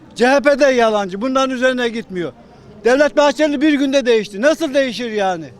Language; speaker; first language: Turkish; native; Turkish